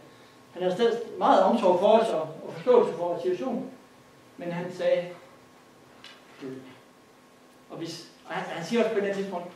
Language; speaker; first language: Danish; native; Danish